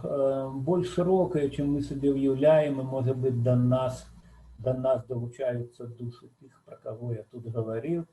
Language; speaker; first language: Belarusian; native; Belarusian